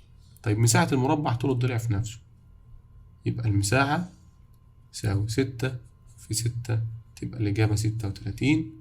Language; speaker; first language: Arabic; native; Arabic